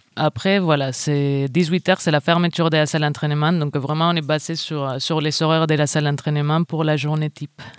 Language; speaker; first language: French; non-native, fluent; Spanish